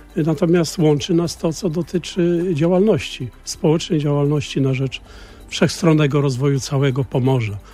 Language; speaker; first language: Polish; native; Polish